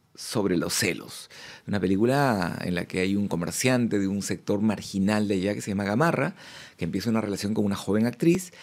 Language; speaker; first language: Spanish; native; Spanish